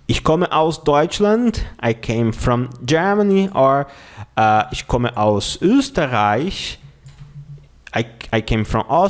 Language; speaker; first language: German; non-native, fluent; Portuguese